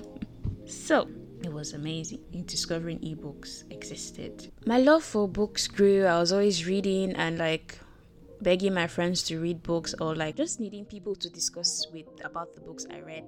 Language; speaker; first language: English; non-native, local second language; Yoruba